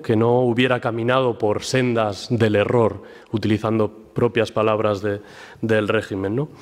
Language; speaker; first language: Spanish; native; Spanish